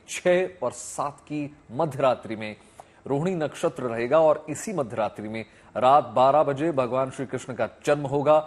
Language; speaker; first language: Hindi; native; Hindi